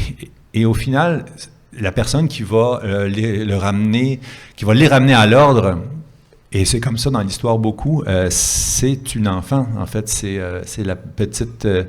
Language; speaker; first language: French; native; French